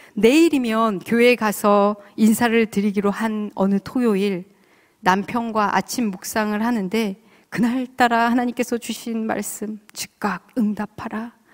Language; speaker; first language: Korean; native; Korean